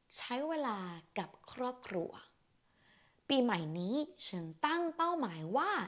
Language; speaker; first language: Thai; native; Thai